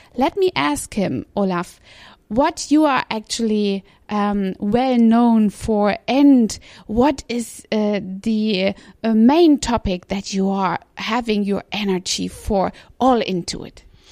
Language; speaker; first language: English; non-native, fluent; German